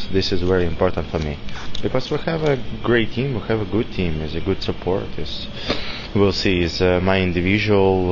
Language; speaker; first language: English; non-native, learner; Russian